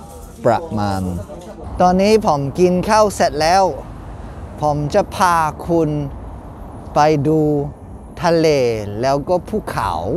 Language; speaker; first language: Thai; non-native, fluent; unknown